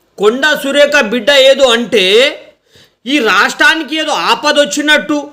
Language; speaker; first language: Telugu; non-native, local second language; Lambadi